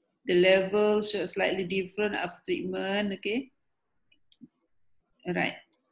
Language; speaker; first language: English; non-native, local second language; Malay